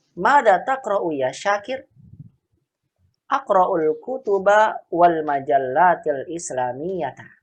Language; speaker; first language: Arabic; non-native, fluent; Indonesian